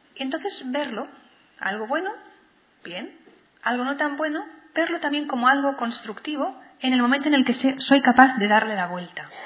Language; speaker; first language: Spanish; non-native, local second language; Catalan